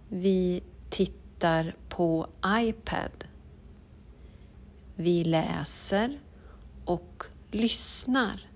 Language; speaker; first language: Swedish; non-native, learner; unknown